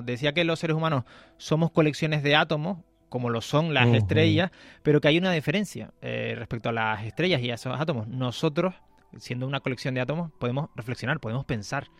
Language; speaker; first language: Spanish; native; Spanish